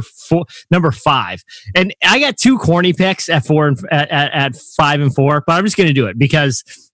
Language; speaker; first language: English; native; English